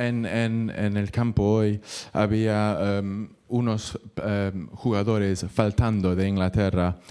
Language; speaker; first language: Spanish; non-native, learner; English